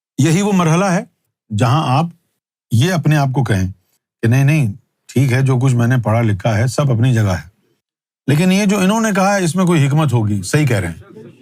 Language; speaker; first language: Urdu; native; Urdu